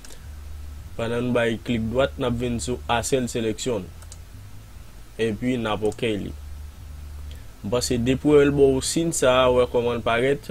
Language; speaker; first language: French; non-native, learner; Haitian Creole